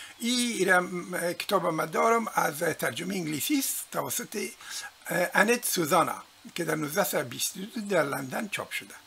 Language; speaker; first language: Persian; non-native, local second language; Pashto